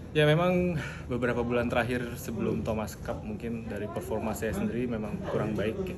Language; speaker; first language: Indonesian; native; Indonesian